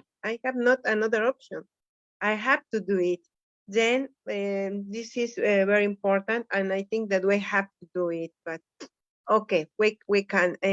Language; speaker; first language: English; non-native, fluent; Spanish